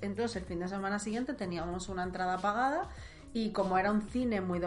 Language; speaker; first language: Spanish; native; Spanish